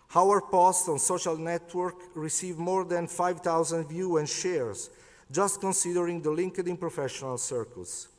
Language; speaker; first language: English; non-native, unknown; Italian